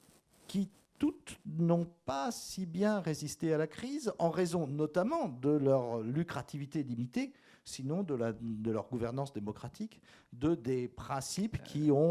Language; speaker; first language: French; native; French